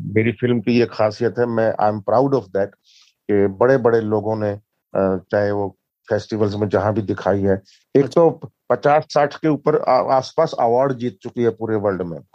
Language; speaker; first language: Hindi; native; Hindi